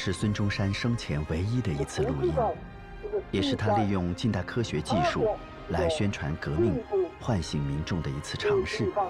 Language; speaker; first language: Chinese; native; Chinese